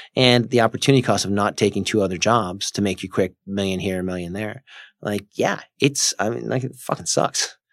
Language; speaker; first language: English; native; English